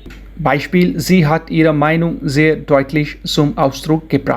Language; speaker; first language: German; non-native, fluent; Hindi